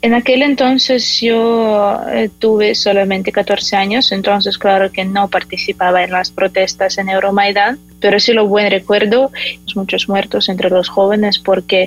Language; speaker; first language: Spanish; non-native, fluent; Ukrainian